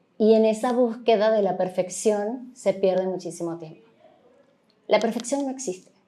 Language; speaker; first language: Spanish; native; Spanish